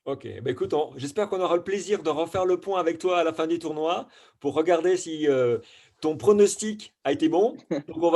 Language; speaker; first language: French; native; French